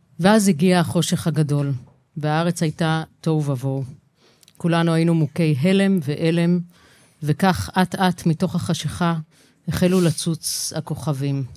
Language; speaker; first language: Hebrew; native; Hebrew